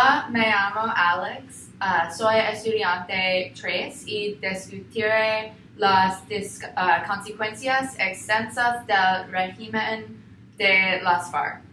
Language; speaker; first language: Spanish; non-native, learner; English